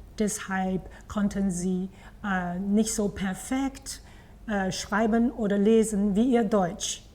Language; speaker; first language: German; non-native, fluent; Chinese